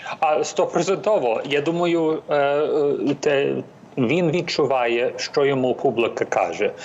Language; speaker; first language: Ukrainian; early bilingual, heritage; English